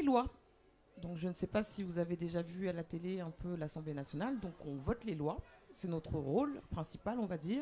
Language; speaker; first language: French; native; French